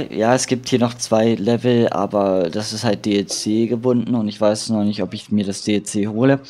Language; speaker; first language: German; native; German